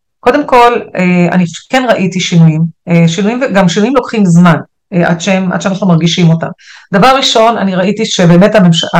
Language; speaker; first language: Hebrew; non-native, local second language; Arabic